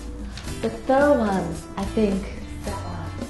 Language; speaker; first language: English; non-native, fluent; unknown